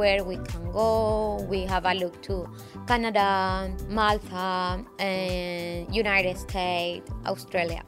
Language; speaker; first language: English; non-native, learner; Spanish